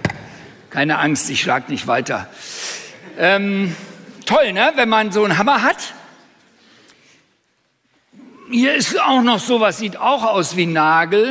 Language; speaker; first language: German; native; German